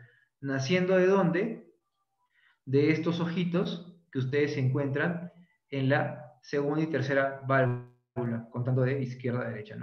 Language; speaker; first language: Spanish; native; Spanish